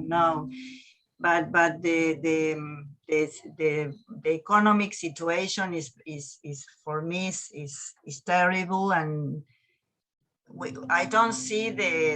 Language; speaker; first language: English; non-native, learner; Spanish